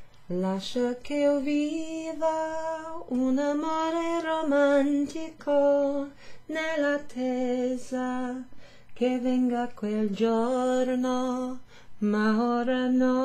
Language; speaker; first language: Italian; non-native, fluent; English